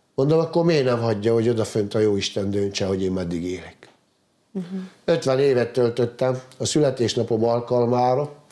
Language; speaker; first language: Hungarian; native; Hungarian